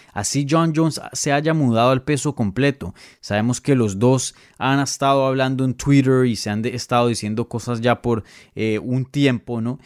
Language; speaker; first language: Spanish; native; Spanish